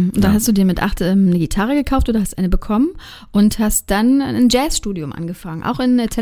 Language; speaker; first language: German; native; German